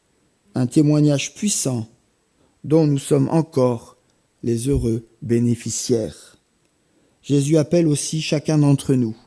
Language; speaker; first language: French; native; French